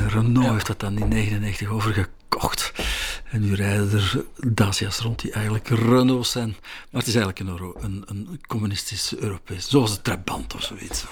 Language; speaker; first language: Dutch; native; Dutch